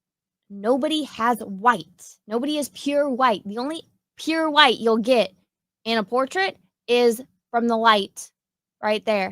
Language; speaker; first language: English; native; English